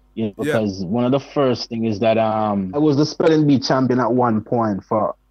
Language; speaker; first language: English; non-native, local second language; Jamaican Creole English